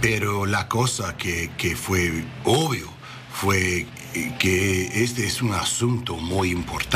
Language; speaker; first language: Spanish; non-native, learner; English